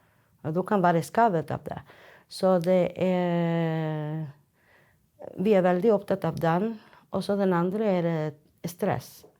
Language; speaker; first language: Norwegian; non-native, fluent; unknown